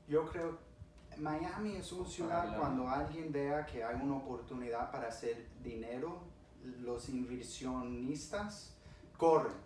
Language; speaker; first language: Spanish; early bilingual, other home language; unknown